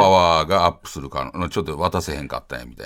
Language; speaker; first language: Japanese; native; Japanese